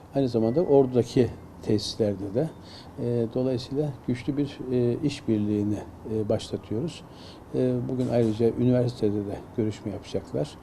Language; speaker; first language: Turkish; native; Turkish